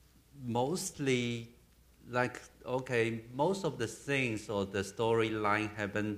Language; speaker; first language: English; non-native, learner; Chinese